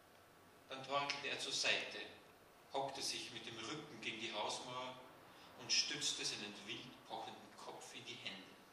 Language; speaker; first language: German; native; German